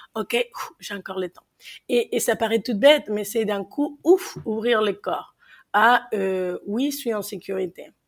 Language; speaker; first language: French; non-native, fluent; Spanish